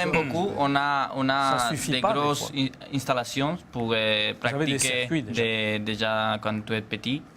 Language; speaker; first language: French; non-native, learner; Spanish